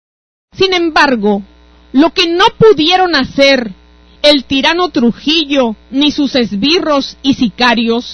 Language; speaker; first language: Spanish; native; Spanish